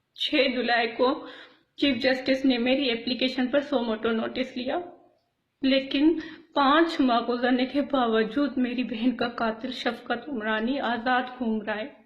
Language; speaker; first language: Urdu; non-native, local second language; Baluchi